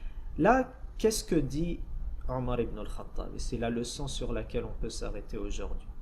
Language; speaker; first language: French; native; French